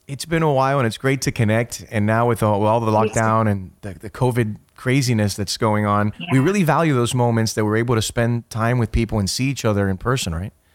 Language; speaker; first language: English; early bilingual, other home language; Spanish